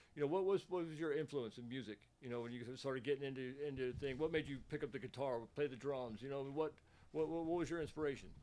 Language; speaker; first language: English; native; English